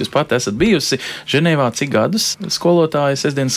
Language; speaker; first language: Latvian; native; Latvian